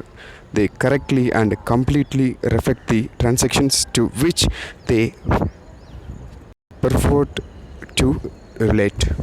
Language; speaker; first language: English; non-native, local second language; Tamil